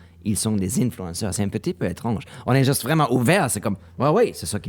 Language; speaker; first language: French; non-native, learner; German